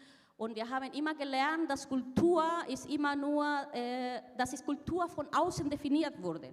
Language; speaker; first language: German; non-native, fluent; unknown